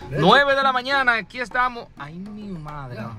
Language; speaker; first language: Spanish; native; Spanish